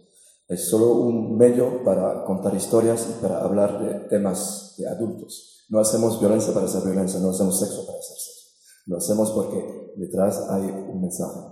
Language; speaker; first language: Spanish; non-native, fluent; French